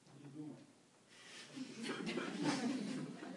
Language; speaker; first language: Russian; native; Russian